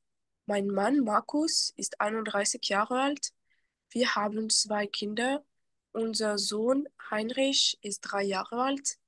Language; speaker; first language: German; non-native, fluent; French